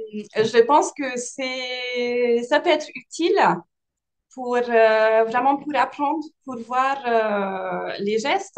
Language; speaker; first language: French; non-native, fluent; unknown